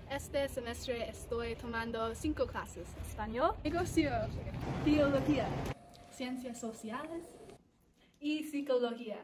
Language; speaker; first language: Spanish; non-native, learner; English